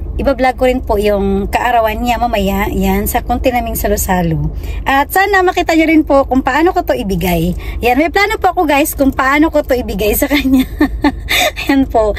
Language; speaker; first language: Filipino; non-native, local second language; Cebuano